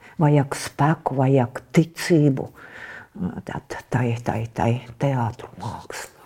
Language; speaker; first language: Latvian; non-native, local second language; Russian